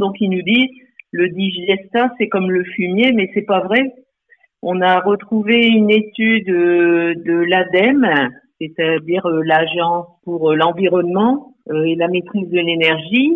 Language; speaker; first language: French; native; French